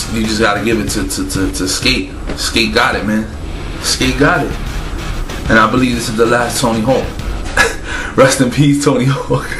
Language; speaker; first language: English; native; English